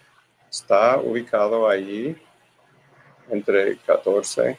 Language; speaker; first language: Spanish; non-native, learner; English